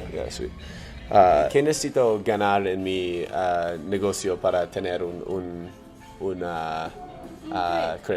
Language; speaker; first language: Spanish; non-native, learner; English